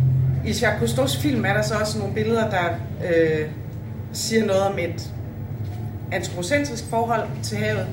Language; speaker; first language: Danish; native; Danish